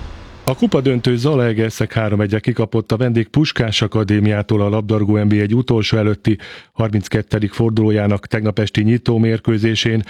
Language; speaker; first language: Hungarian; native; Hungarian